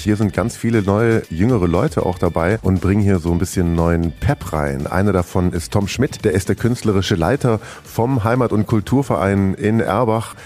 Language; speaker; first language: German; native; German